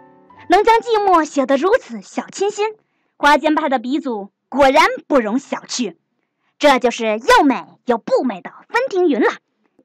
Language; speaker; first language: Chinese; native; Chinese